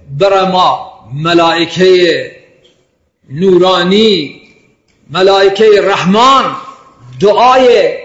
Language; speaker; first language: Persian; non-native, local second language; Baluchi